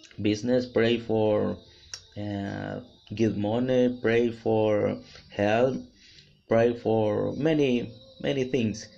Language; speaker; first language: English; non-native, learner; Spanish